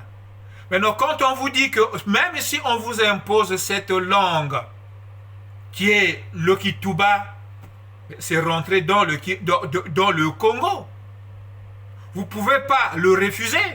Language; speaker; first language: French; non-native, local second language; Kongo